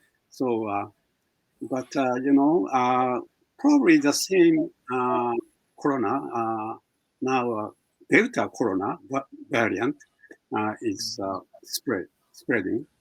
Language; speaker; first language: English; non-native, fluent; Japanese